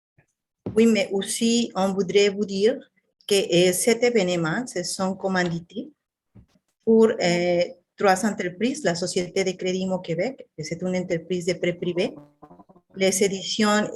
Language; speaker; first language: French; non-native, fluent; Spanish